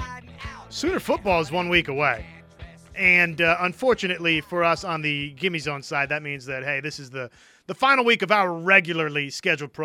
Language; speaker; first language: English; native; English